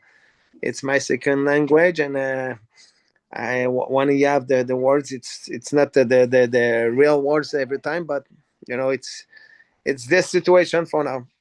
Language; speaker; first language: English; non-native, learner; French